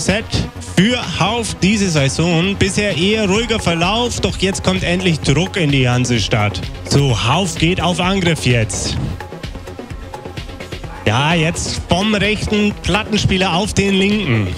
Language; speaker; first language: German; native; German